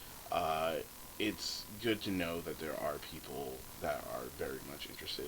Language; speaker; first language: English; native; English